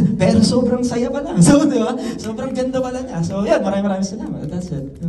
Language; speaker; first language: Filipino; native; Filipino